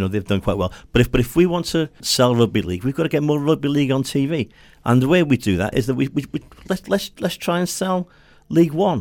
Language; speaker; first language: English; native; English